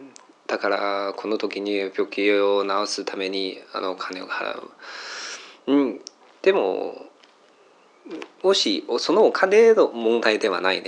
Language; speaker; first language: Japanese; non-native, learner; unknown